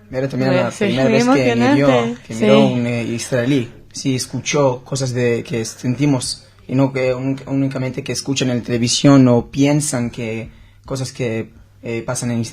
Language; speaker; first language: Spanish; non-native, learner; Hebrew